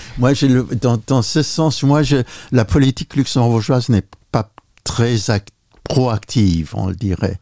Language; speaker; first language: French; non-native, local second language; Luxembourgish